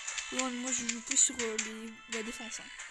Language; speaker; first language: French; native; French